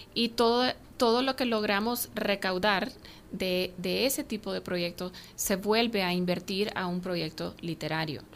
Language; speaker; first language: Spanish; early bilingual, heritage; Spanish